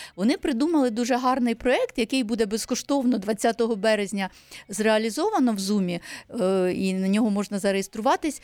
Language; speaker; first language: Ukrainian; native; Ukrainian